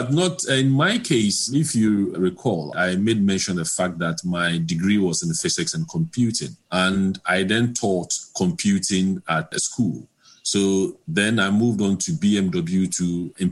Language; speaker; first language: English; non-native, local second language; Akan